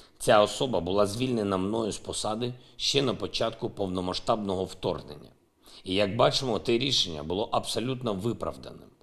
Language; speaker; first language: Ukrainian; non-native, local second language; Russian